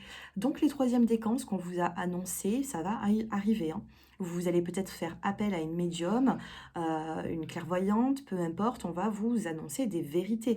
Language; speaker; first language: French; native; French